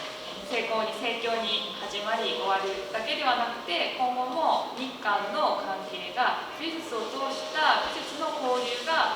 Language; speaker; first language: Japanese; native; Japanese